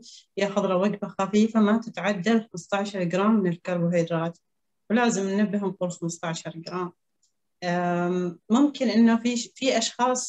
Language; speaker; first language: Arabic; native; Arabic